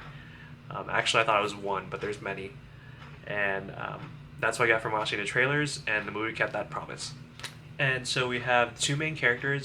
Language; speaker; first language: English; native; English